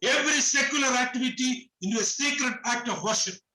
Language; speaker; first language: English; non-native, local second language; Malayalam